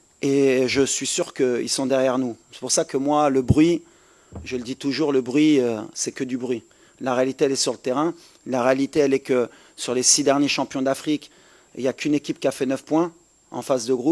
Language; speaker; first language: French; native; French